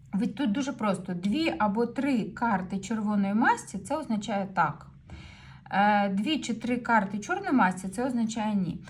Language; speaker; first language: Ukrainian; non-native, local second language; Russian